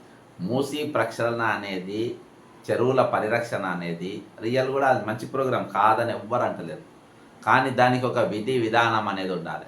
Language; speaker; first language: Telugu; native; Telugu